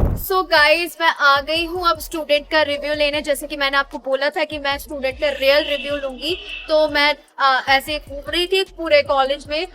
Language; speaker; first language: Hindi; native; Hindi